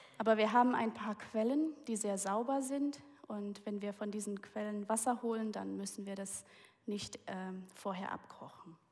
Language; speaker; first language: German; early bilingual, heritage; German